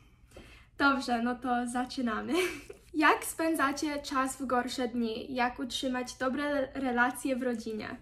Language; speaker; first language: Polish; early bilingual, heritage; Polish